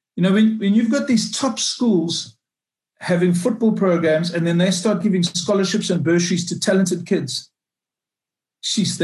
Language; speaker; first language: English; native; English